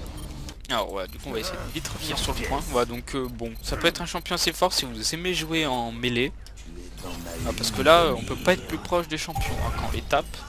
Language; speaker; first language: French; native; French